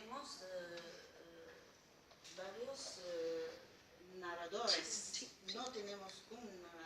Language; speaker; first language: Spanish; non-native, learner; Arabic